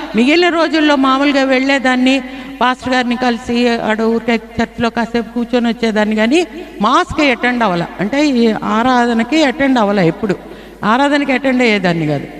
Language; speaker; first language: Telugu; non-native, fluent; Bangla